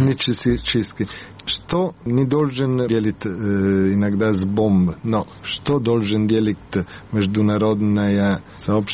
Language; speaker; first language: Russian; non-native, learner; Italian